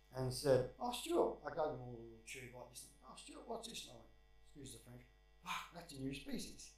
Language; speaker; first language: English; native; English